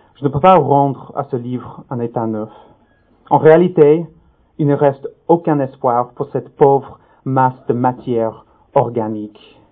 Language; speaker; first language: French; non-native, fluent; English